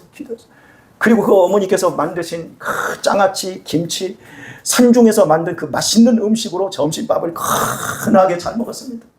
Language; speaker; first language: Korean; native; Korean